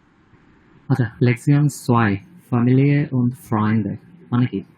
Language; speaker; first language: German; non-native, learner; Bangla